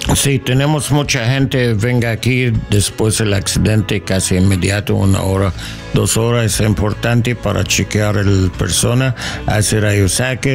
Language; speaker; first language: Spanish; non-native, learner; English